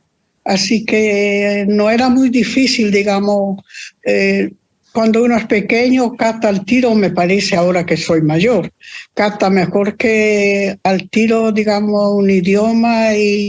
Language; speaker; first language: Spanish; early bilingual, other home language; Italian